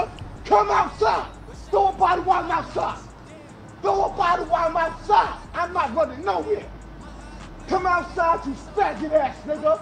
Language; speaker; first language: English; native; English